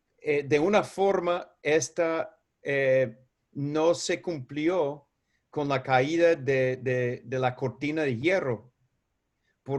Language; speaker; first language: Spanish; non-native, fluent; English